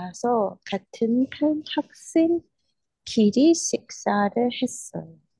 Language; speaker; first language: Korean; non-native, learner; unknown